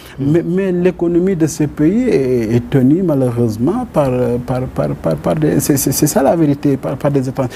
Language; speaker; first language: French; non-native, local second language; Wolof